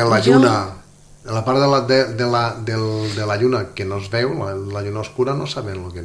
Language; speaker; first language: Catalan; native; Catalan